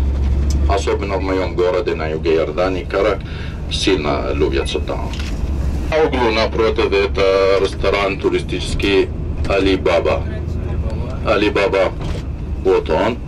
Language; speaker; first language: Russian; non-native, fluent; Arabic